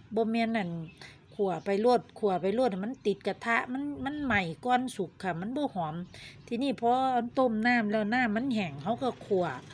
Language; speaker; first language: Thai; native; Thai